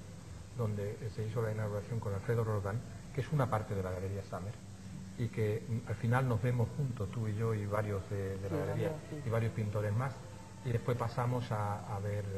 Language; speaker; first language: Spanish; native; Spanish